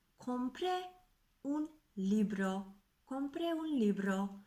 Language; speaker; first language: Spanish; non-native, fluent; Turkish